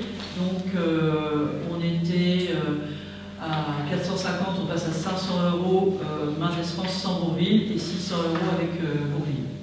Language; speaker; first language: French; native; French